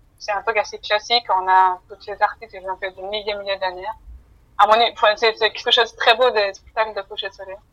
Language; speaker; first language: French; non-native, fluent; Mongolian